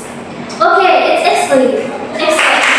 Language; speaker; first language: English; non-native, learner; Indonesian